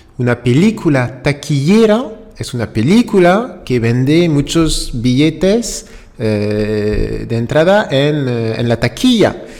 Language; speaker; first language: Spanish; non-native, fluent; French